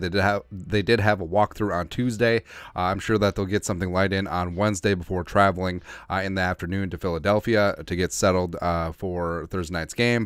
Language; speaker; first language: English; native; English